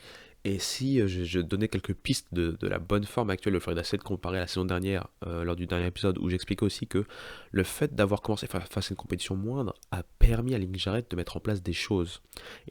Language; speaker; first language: French; native; French